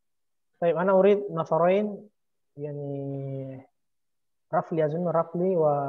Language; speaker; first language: Arabic; non-native, fluent; Indonesian